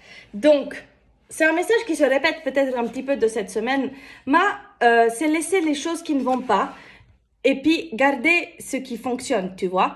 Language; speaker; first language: French; native; French